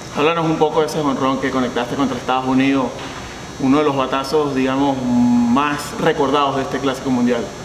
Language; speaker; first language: Spanish; native; Spanish